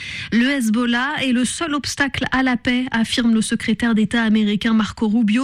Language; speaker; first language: French; native; French